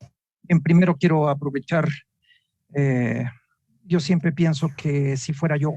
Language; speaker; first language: Spanish; native; Spanish